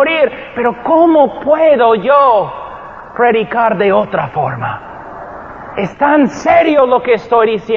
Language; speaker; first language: Spanish; non-native, fluent; English